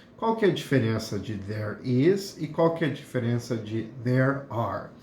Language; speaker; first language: Portuguese; native; Portuguese